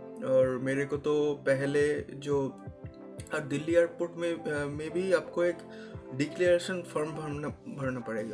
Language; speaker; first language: Hindi; non-native, local second language; Bangla